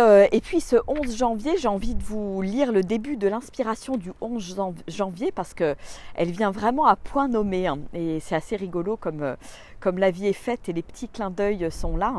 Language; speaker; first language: French; native; French